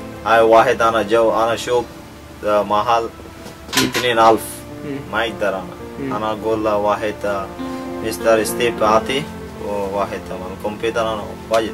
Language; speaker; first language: Arabic; non-native, learner; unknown